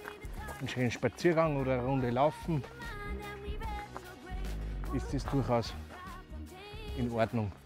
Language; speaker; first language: German; native; German